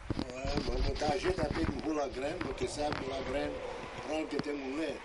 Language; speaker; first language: French; native; French